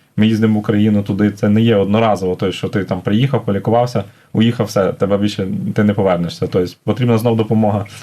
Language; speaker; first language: Ukrainian; native; Ukrainian